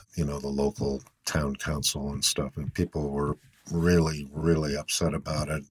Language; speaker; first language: English; native; English